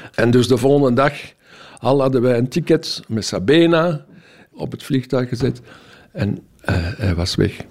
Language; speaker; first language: Dutch; native; Dutch